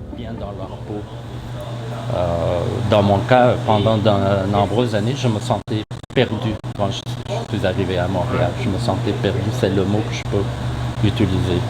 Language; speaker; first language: French; non-native, fluent; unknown